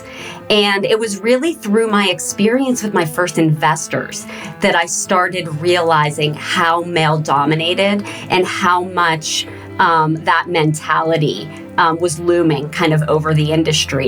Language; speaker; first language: English; native; English